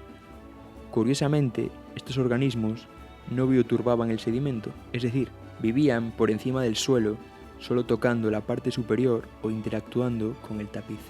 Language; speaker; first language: Spanish; native; Spanish